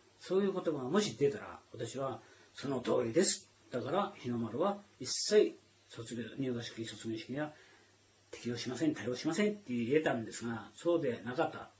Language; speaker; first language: Japanese; native; Japanese